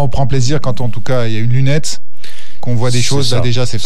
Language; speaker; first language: French; native; French